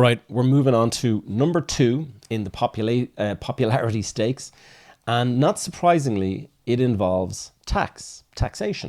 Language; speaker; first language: English; native; English